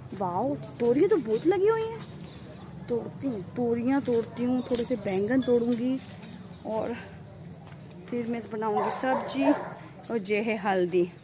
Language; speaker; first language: Hindi; non-native, local second language; Punjabi